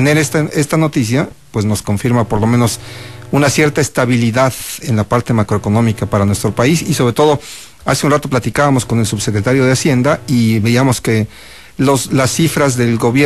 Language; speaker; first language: Spanish; native; Spanish